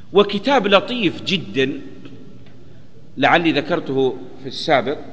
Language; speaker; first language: Arabic; native; Arabic